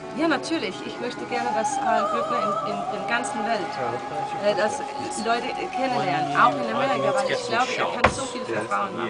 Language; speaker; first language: German; non-native, learner; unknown